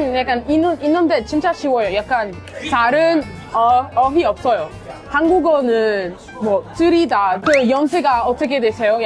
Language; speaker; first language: Korean; non-native, fluent; French